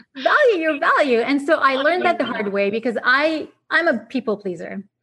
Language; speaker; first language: English; non-native, fluent; Arabic